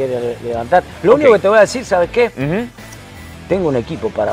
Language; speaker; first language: Spanish; native; Spanish